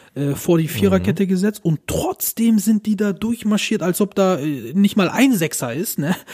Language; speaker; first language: German; early bilingual, other home language; Turkish